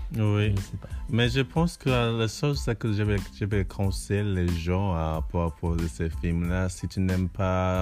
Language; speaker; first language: French; non-native, learner; English